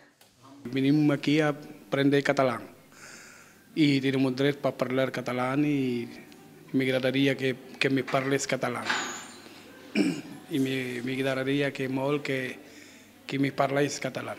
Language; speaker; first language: Catalan; non-native, learner; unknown